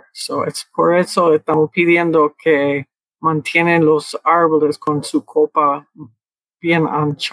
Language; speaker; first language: Spanish; early bilingual, heritage; Spanish